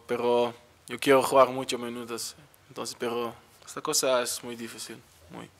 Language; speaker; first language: Spanish; non-native, learner; Dutch